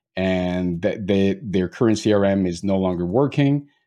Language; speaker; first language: English; non-native, fluent; Spanish